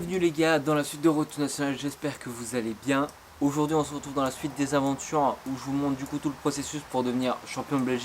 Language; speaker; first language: French; native; French